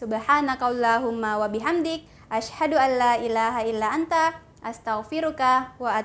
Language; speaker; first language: Malay; native; Malay